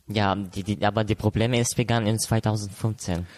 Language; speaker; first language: German; non-native, fluent; Arabic